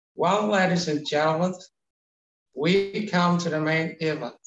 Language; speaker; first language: English; non-native, fluent; Indonesian